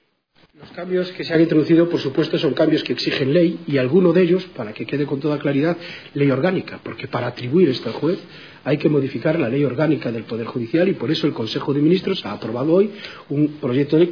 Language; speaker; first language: Spanish; native; Spanish